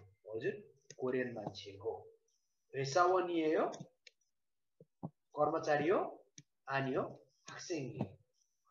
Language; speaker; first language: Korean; non-native, fluent; Nepali